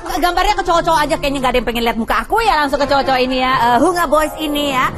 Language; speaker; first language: Indonesian; native; Indonesian